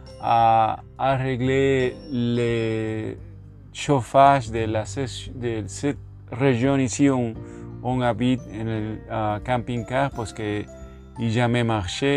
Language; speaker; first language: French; non-native, learner; Spanish